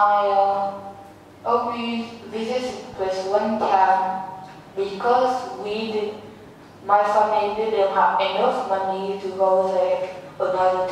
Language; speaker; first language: English; non-native, learner; Vietnamese